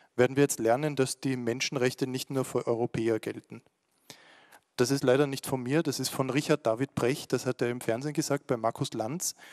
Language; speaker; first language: German; native; German